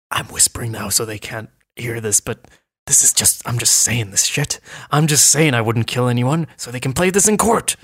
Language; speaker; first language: English; non-native, fluent; Swedish